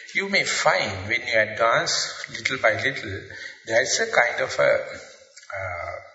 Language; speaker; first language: English; non-native, local second language; Sinhala